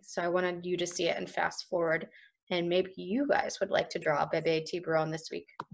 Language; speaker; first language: English; native; English